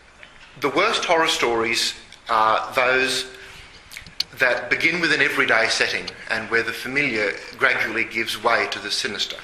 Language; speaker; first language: English; native; English